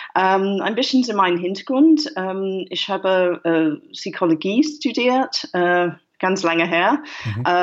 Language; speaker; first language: German; non-native, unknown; English